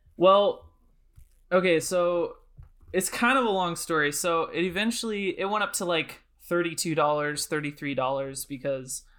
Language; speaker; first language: English; native; English